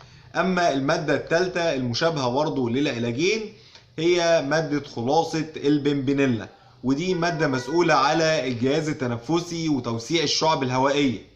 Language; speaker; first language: Arabic; native; Arabic